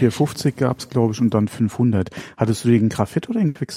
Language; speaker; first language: German; native; German